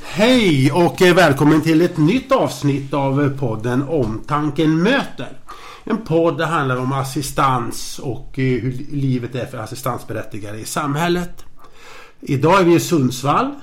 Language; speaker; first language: Swedish; native; Swedish